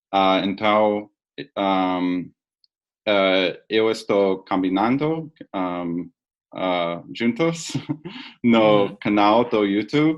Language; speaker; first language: Portuguese; non-native, learner; English